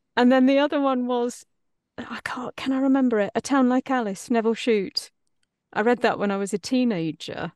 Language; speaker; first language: English; native; English